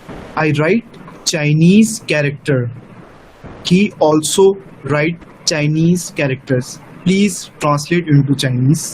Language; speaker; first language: English; non-native, local second language; Urdu